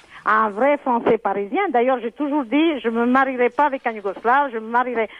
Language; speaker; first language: French; non-native, fluent; Serbian